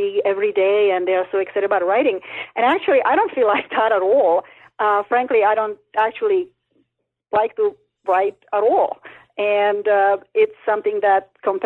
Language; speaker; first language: English; non-native, fluent; Czech